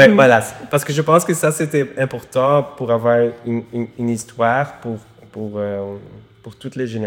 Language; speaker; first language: French; non-native, learner; Dutch